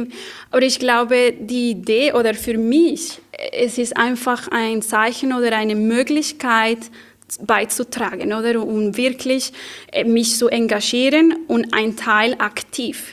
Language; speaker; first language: German; non-native, fluent; Spanish